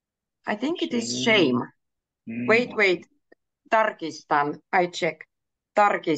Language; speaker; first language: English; non-native, fluent; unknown